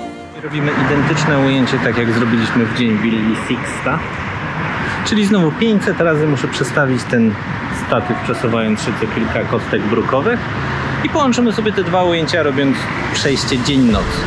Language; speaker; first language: Polish; native; Polish